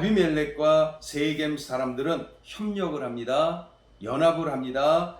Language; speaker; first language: Korean; native; Korean